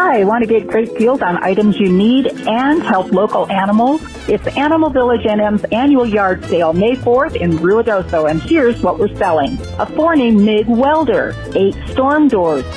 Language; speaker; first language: English; native; English